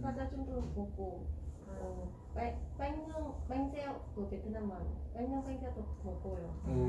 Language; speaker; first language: Korean; non-native, learner; Vietnamese